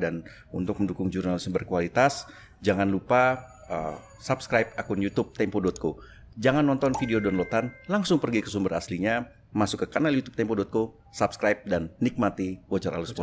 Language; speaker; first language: Indonesian; native; Indonesian